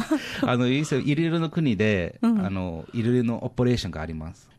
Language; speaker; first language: Japanese; non-native, learner; English